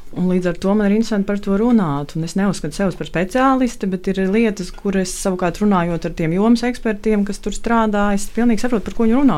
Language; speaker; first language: Latvian; native; Latvian